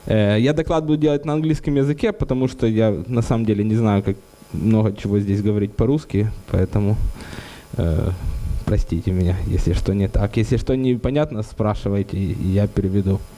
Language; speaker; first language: Russian; native; Russian